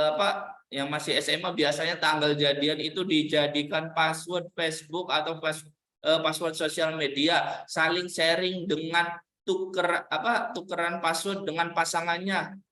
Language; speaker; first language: Indonesian; native; Indonesian